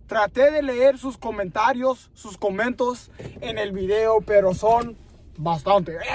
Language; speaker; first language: Spanish; early bilingual, other home language; English